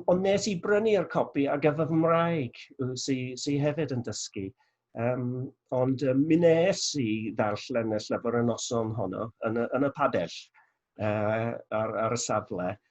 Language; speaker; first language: Welsh; non-native, local second language; English